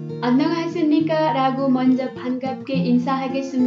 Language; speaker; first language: Korean; non-native, learner; Nepali